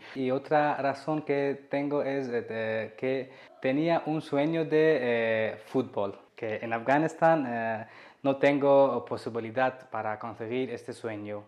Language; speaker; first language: Spanish; non-native, learner; Persian